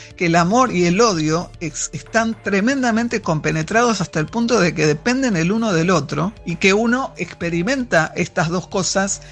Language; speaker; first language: Spanish; native; Spanish